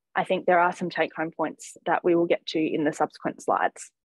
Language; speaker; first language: English; native; English